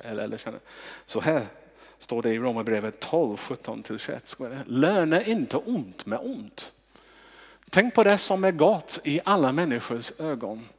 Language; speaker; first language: Swedish; non-native, fluent; English